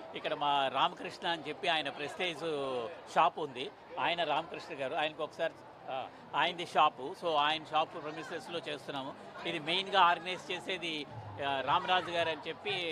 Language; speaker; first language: Telugu; native; Telugu